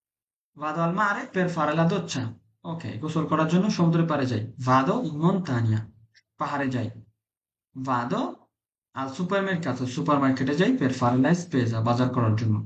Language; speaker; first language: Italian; non-native, fluent; Bangla